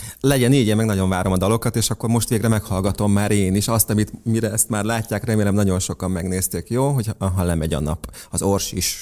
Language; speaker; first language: Hungarian; native; Hungarian